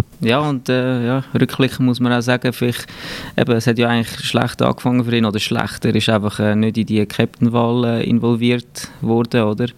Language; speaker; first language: German; native; German